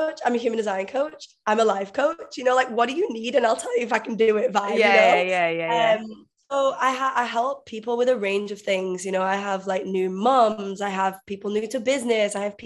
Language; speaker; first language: English; native; English